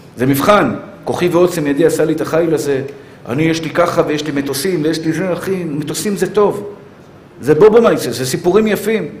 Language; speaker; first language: Hebrew; native; Hebrew